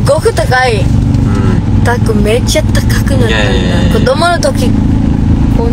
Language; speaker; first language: Japanese; non-native, learner; Filipino